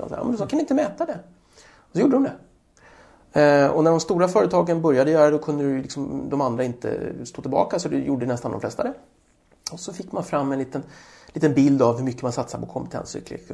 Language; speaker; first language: Swedish; native; Swedish